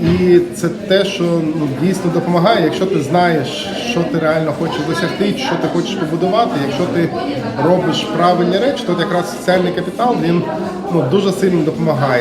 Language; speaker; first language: Ukrainian; native; Ukrainian